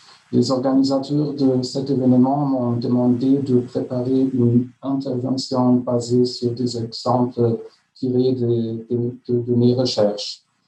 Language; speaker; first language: French; non-native, fluent; German